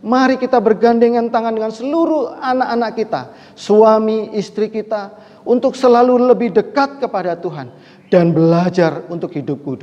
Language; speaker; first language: Indonesian; native; Indonesian